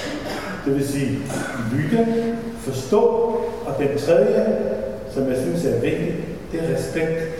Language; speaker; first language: Danish; non-native, fluent; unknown